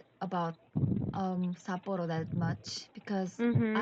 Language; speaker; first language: English; non-native, learner; Korean